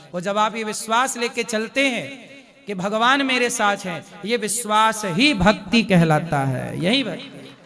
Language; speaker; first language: Hindi; native; Hindi